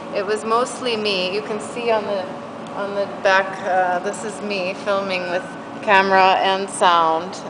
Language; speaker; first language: English; native; English